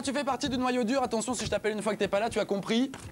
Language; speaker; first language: French; native; French